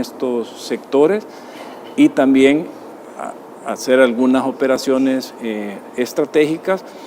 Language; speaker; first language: Spanish; native; Spanish